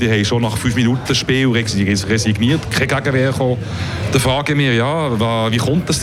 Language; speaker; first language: German; native; German